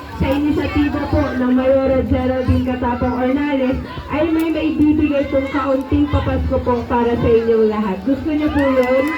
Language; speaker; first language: Filipino; native; Filipino